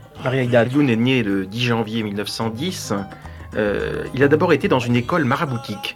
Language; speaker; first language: French; native; French